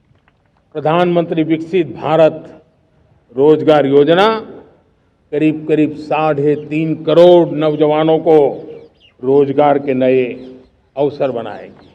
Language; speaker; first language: Hindi; non-native, local second language; Gujarati